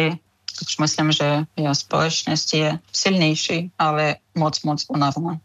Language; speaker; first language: Czech; non-native, fluent; Ukrainian